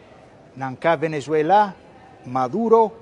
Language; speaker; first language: Haitian Creole; non-native, fluent; English